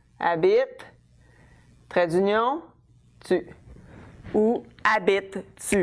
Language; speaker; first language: French; non-native, fluent; English